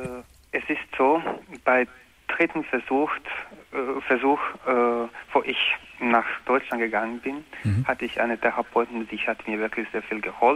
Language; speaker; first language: German; non-native, learner; Croatian